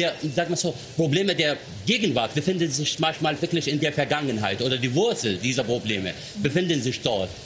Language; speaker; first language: German; non-native, fluent; Arabic